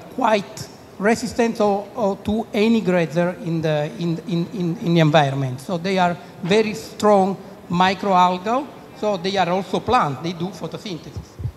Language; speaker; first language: English; non-native, fluent; Italian